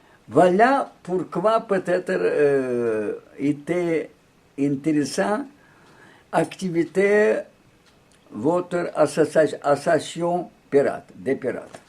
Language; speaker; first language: French; non-native, learner; Russian